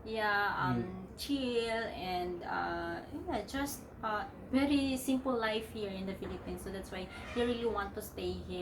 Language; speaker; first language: English; non-native, local second language; Filipino